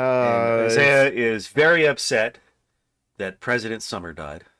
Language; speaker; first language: English; native; English